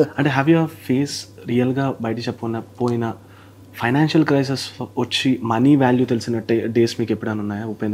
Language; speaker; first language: Telugu; native; Telugu